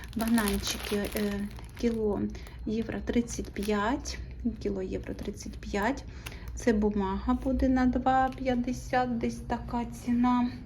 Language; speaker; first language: Ukrainian; native; Ukrainian